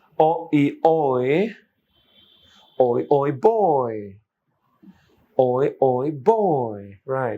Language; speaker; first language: English; non-native, local second language; Bangla